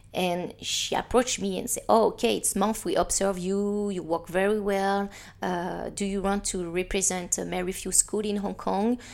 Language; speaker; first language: English; non-native, fluent; French